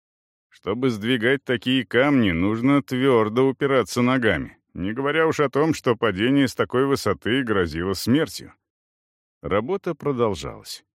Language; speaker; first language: Russian; native; Russian